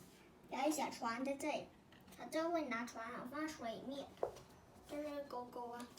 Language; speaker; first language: Chinese; early bilingual, heritage; Chinese